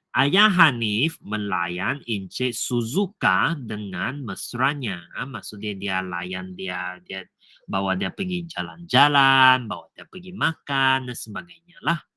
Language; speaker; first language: Malay; non-native, local second language; Chinese